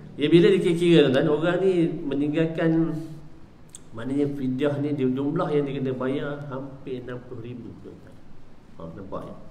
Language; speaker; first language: Malay; native; Malay